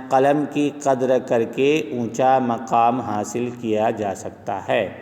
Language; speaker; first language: Urdu; native; Urdu